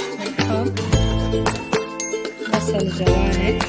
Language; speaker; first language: Arabic; native; Arabic